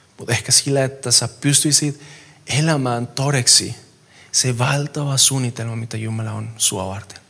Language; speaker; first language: Finnish; non-native, fluent; Spanish